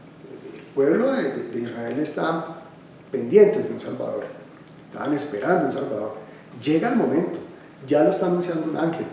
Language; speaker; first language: Spanish; native; Spanish